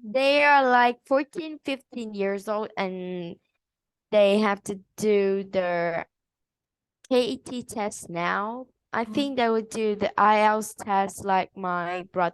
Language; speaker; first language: English; non-native, learner; Vietnamese